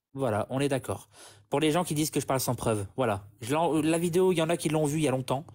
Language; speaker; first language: French; native; French